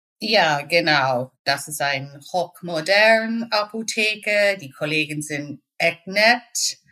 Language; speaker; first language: German; non-native, fluent; English